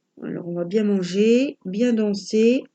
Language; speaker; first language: French; native; French